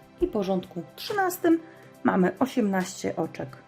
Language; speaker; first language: Polish; native; Polish